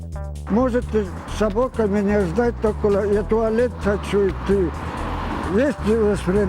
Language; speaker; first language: Russian; non-native, learner; Estonian